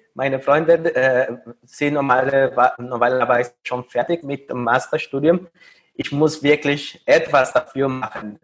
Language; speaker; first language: German; non-native, fluent; Spanish